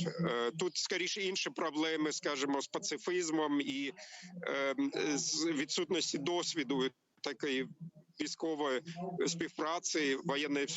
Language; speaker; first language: Ukrainian; non-native, learner; German